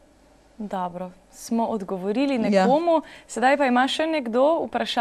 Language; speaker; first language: Slovenian; native; Slovenian